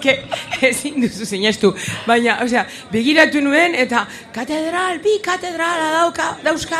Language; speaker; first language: Basque; non-native, local second language; Spanish